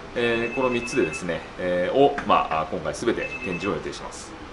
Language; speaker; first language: Japanese; native; Japanese